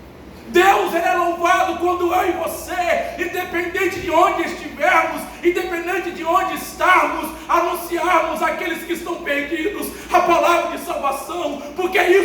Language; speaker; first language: Portuguese; native; Portuguese